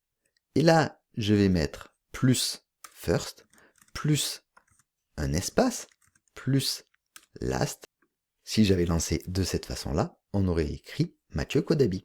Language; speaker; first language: French; native; French